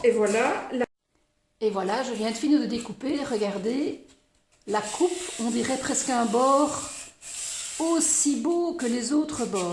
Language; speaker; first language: French; native; French